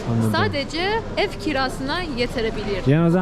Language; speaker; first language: Turkish; non-native, fluent; Persian